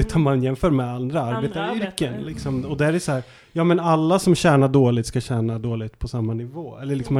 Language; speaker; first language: Swedish; native; Swedish